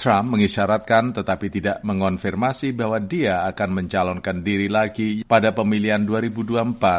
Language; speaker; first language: Indonesian; native; Indonesian